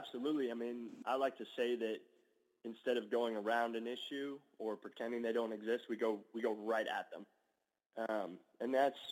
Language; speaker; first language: English; native; English